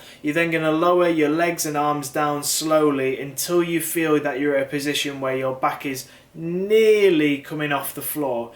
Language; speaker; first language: English; native; English